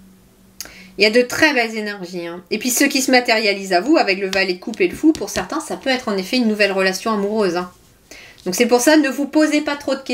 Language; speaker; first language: French; native; French